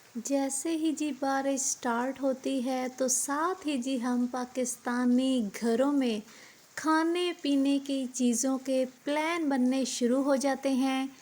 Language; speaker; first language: Urdu; non-native, local second language; Punjabi